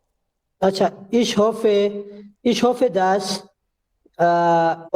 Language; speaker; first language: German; non-native, learner; Urdu